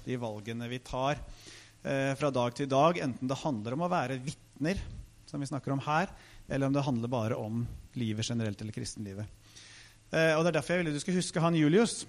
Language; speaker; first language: Norwegian; native; Norwegian